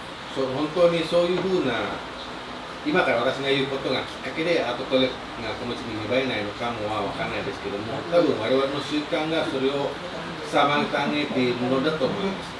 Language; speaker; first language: Japanese; non-native, fluent; Indonesian